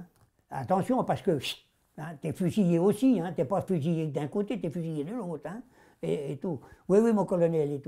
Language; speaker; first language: French; native; French